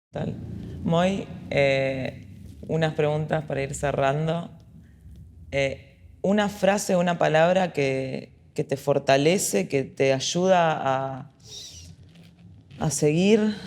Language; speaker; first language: Spanish; native; Spanish